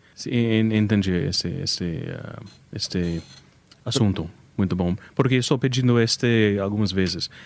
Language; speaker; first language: Portuguese; non-native, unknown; English